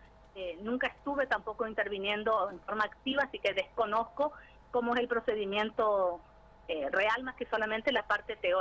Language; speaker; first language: Spanish; native; Spanish